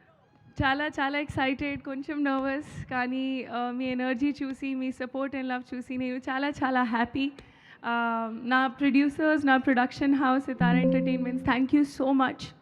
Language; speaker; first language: Telugu; non-native, learner; Hindi